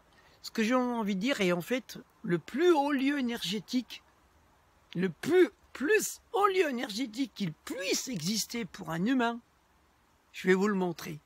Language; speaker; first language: French; native; French